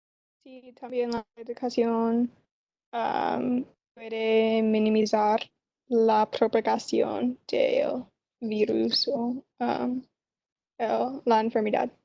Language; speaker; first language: Spanish; non-native, learner; English